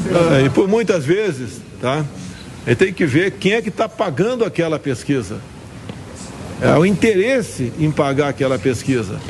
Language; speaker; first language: Portuguese; native; Portuguese